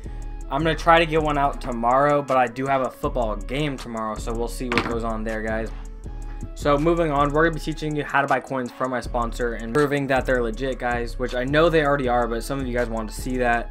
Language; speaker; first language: English; native; English